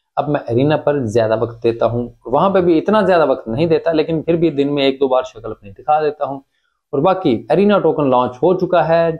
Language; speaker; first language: Urdu; native; Urdu